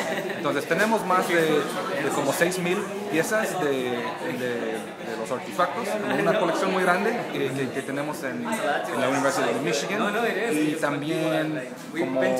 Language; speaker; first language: Spanish; early bilingual, heritage; Spanish